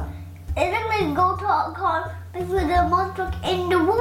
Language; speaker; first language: English; native; English